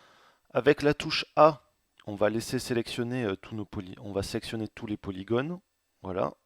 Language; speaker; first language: French; native; French